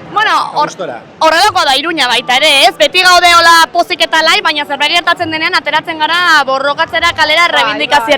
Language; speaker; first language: Basque; native; Basque